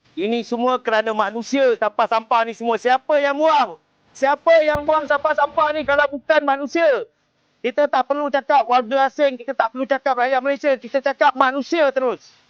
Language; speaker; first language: Malay; native; Malay